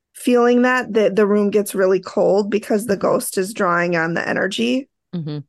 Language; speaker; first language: English; native; English